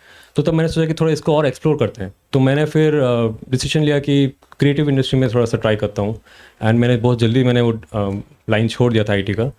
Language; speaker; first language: Hindi; native; Hindi